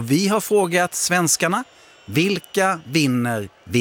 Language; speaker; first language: Swedish; native; Swedish